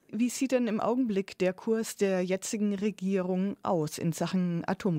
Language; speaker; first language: German; native; German